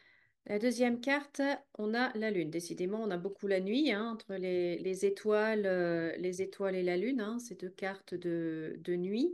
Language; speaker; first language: French; native; French